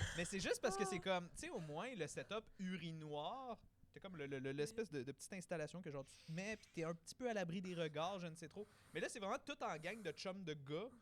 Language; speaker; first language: French; native; French